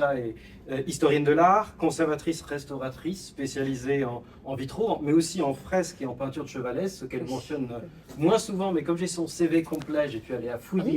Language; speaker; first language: French; native; French